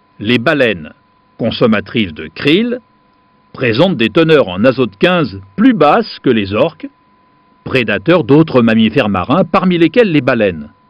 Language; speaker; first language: French; native; French